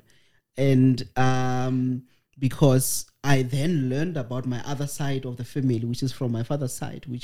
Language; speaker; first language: English; non-native, local second language; Northern Sotho